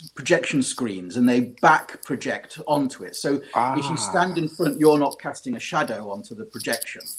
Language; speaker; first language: English; native; English